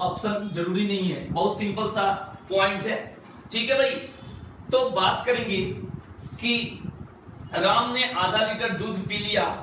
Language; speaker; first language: Hindi; native; Hindi